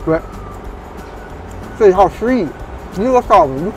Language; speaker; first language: Chinese; native; Chinese